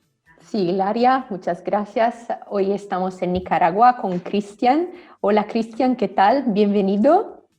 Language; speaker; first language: Spanish; non-native, fluent; Italian